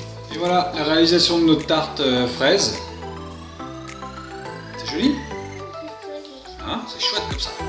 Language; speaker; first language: French; native; French